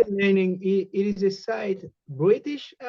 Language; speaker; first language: English; non-native, learner; Haitian Creole